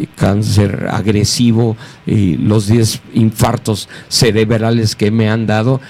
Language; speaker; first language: Spanish; native; Spanish